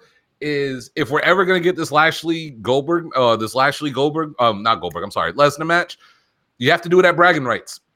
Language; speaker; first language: English; native; English